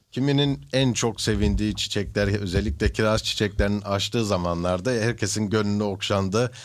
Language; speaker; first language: Turkish; early bilingual, heritage; Turkish